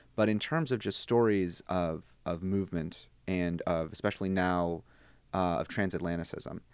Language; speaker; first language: English; early bilingual, other home language; Bosnian